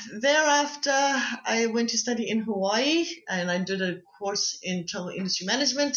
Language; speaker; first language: English; non-native, local second language; Tswana